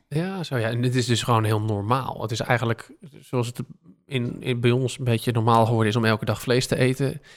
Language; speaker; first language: Dutch; native; Dutch